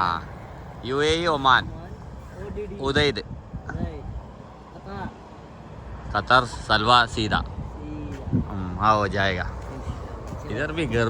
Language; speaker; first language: Hindi; non-native, local second language; Malayalam